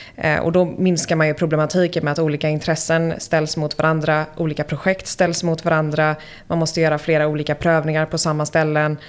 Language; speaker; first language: Swedish; native; Swedish